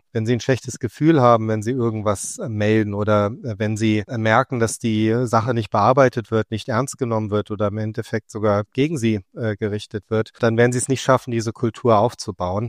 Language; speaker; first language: German; native; German